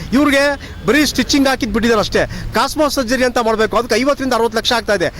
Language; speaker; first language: Kannada; native; Kannada